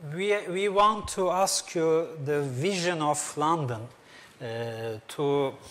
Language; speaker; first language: English; non-native, learner; Turkish